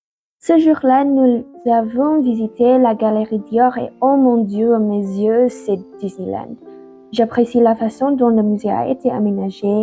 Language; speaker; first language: French; non-native, learner; Indonesian